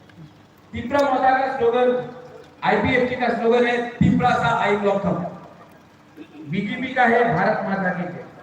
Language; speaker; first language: Hindi; non-native, local second language; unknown